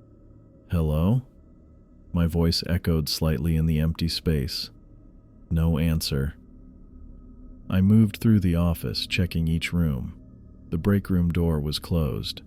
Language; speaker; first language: English; native; English